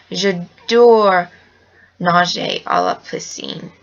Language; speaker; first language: French; non-native, learner; English